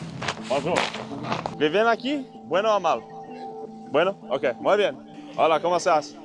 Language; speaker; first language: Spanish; non-native, learner; English